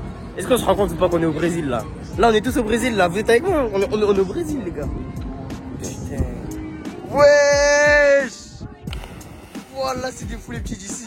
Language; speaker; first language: French; native; French